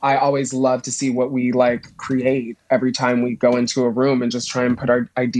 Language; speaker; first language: English; native; English